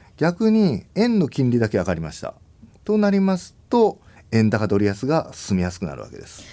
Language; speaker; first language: Japanese; native; Japanese